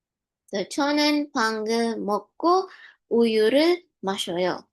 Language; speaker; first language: Korean; non-native, learner; English